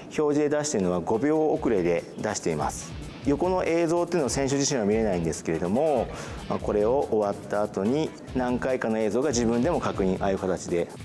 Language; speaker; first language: Japanese; native; Japanese